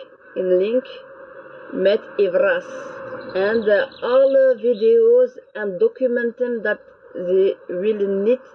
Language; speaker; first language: Dutch; non-native, learner; French